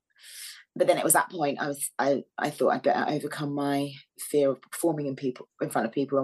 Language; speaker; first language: English; native; English